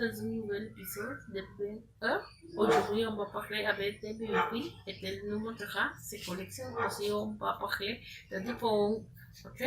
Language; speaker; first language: French; non-native, learner; Spanish